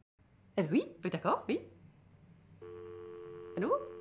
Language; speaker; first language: French; native; French